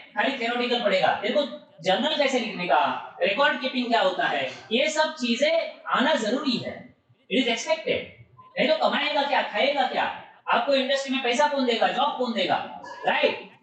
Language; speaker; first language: Hindi; non-native, local second language; Marathi